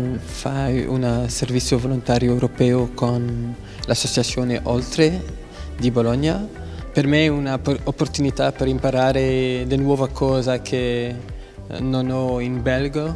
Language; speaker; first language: Italian; non-native, learner; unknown